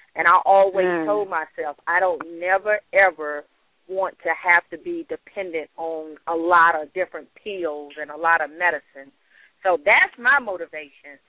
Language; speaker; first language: English; native; English